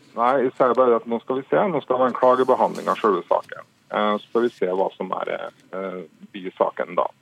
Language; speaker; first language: Norwegian; native; Norwegian